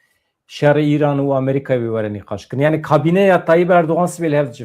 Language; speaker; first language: Kurdish; native; Kurdish